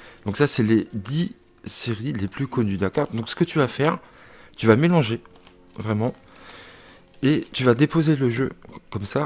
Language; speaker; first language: French; native; French